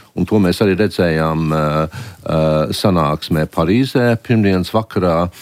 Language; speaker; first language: Latvian; early bilingual, heritage; Latvian